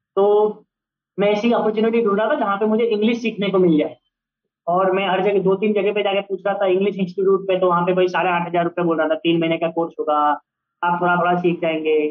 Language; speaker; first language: Hindi; early bilingual, other home language; Nepali